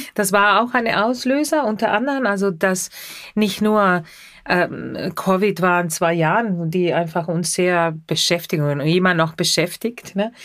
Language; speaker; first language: German; non-native, fluent; Spanish